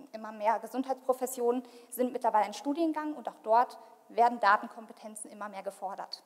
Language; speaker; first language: German; native; German